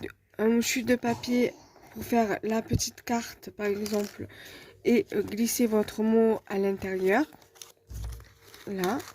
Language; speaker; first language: French; native; French